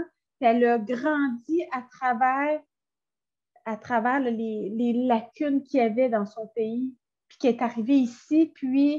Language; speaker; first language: French; native; French